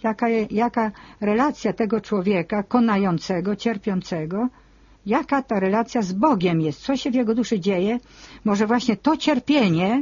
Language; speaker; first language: Polish; native; Polish